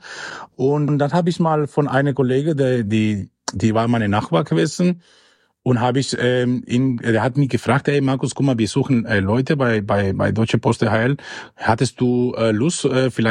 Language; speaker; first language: German; non-native, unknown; Spanish